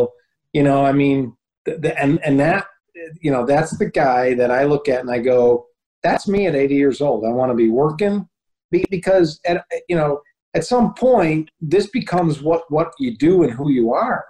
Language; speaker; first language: English; native; English